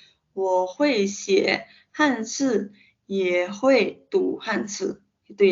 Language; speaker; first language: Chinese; non-native, fluent; Indonesian